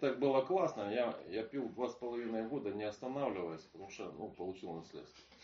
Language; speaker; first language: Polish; non-native, learner; Russian